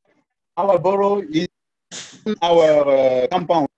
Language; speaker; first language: English; non-native, learner; French